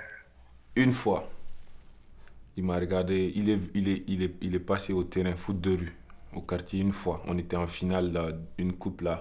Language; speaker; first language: French; non-native, local second language; Bambara